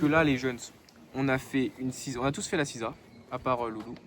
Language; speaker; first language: French; native; French